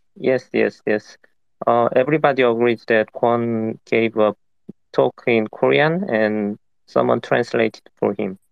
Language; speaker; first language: English; non-native, fluent; Korean